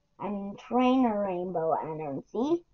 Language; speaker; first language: English; native; English